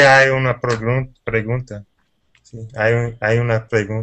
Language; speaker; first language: Spanish; non-native, learner; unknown